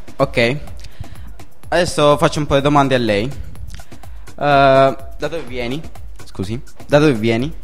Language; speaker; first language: Italian; early bilingual, other home language; Hindi